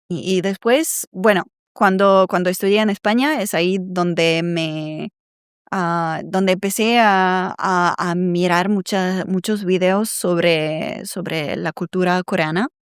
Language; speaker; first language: Spanish; non-native, fluent; Serbian